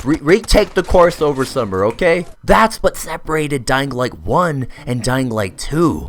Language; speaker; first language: English; native; English